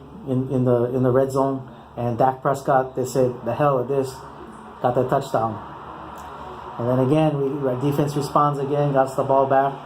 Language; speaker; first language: English; native; English